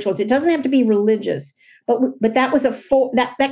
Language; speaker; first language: English; native; English